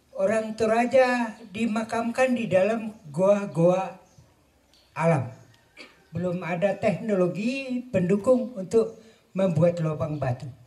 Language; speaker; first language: Indonesian; non-native, local second language; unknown